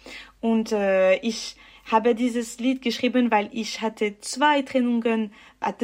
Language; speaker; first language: German; non-native, local second language; French